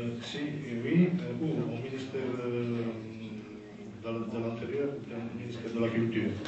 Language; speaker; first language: French; non-native, learner; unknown